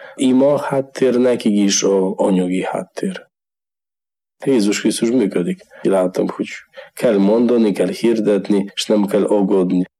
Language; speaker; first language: Hungarian; non-native, fluent; Polish